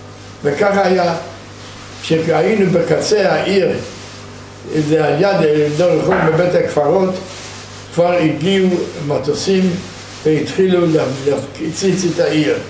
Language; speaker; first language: Hebrew; non-native, fluent; Yiddish